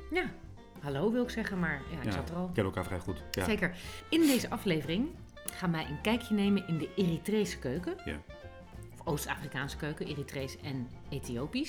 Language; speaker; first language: Dutch; native; Dutch